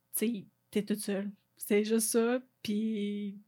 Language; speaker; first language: French; non-native, fluent; English